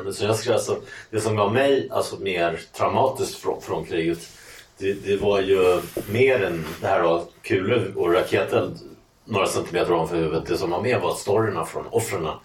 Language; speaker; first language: Swedish; native; Swedish